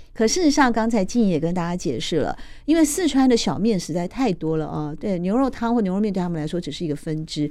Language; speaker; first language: Chinese; native; Chinese